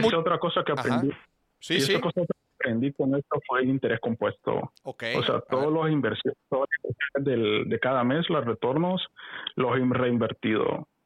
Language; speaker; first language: Spanish; native; Spanish